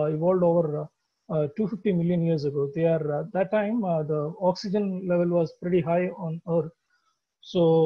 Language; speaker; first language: English; non-native, local second language; Malayalam